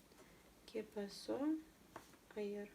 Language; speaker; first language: Spanish; non-native, learner; Russian